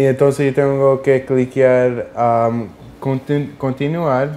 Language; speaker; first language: Spanish; early bilingual, heritage; English